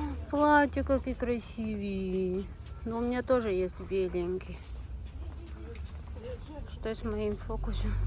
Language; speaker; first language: Russian; non-native, fluent; Mongolian